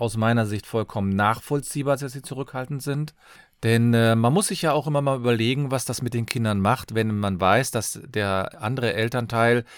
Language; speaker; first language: German; native; German